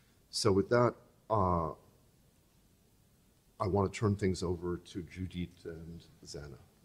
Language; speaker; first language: English; native; English